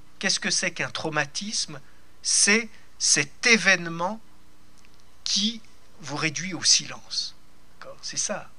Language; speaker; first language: French; native; French